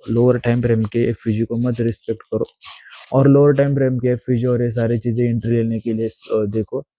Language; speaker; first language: Hindi; non-native, local second language; Marathi